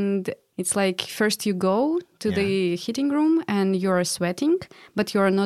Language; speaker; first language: English; non-native, fluent; Russian